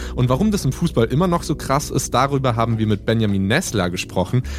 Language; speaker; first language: German; native; German